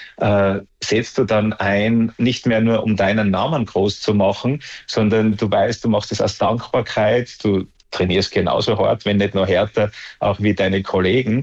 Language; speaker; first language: German; native; German